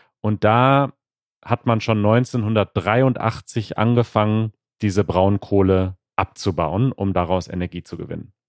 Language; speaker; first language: German; native; German